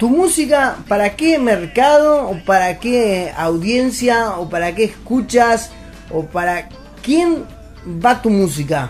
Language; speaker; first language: Spanish; native; Spanish